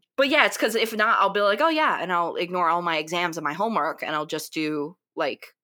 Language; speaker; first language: English; early bilingual, other home language; Italian